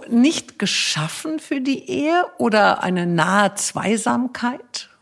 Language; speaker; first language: German; native; German